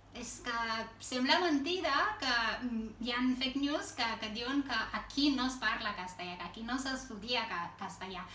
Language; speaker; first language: Catalan; non-native, fluent; Romanian